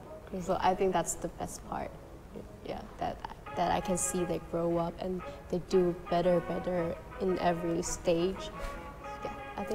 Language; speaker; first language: English; non-native, fluent; Thai